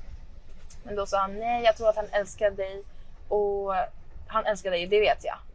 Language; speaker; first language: Swedish; early bilingual, other home language; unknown